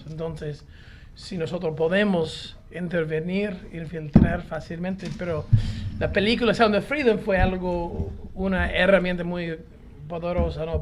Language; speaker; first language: Spanish; non-native, fluent; English